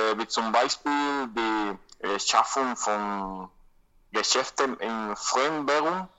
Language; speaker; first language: German; non-native, learner; Spanish